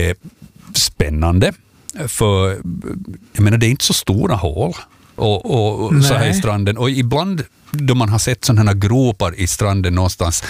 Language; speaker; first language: Swedish; native; Swedish